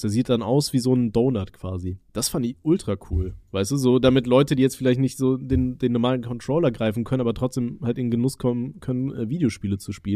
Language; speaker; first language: German; native; German